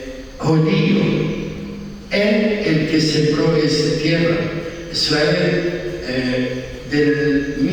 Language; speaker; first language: Spanish; non-native, fluent; Arabic